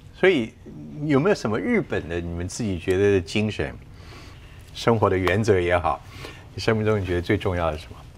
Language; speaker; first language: Chinese; native; Chinese